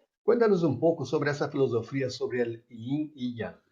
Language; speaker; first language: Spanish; non-native, learner; Portuguese